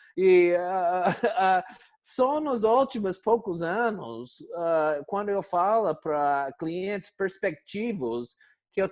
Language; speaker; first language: Portuguese; non-native, fluent; English